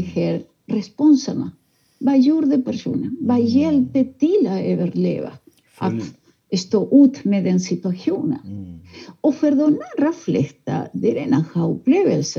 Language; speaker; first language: Swedish; non-native, fluent; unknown